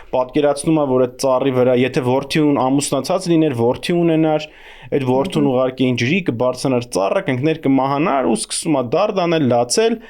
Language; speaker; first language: Armenian; native; Armenian